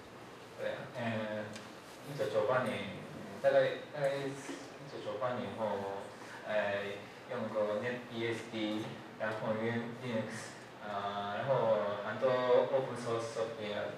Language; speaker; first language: Chinese; non-native, learner; Japanese